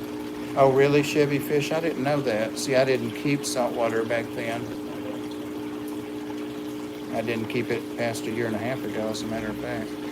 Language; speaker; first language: English; native; English